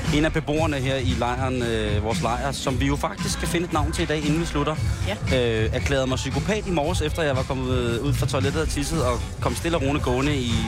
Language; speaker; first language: Danish; native; Danish